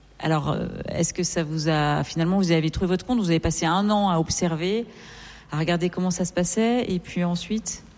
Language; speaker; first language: French; native; French